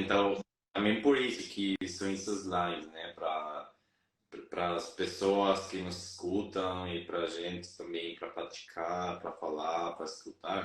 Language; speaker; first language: Portuguese; non-native, fluent; Spanish